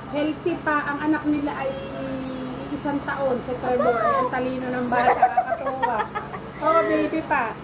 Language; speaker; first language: Filipino; native; Filipino